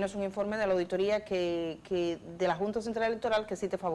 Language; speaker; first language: Spanish; native; Spanish